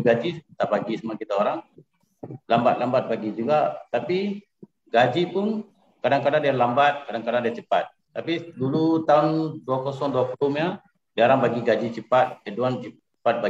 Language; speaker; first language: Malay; non-native, local second language; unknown